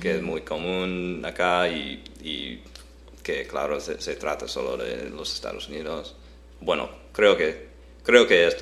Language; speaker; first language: Spanish; non-native, fluent; English